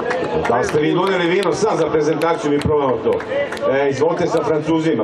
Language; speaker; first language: Bosnian; native; Bosnian